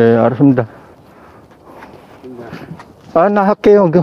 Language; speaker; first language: Korean; non-native, learner; Filipino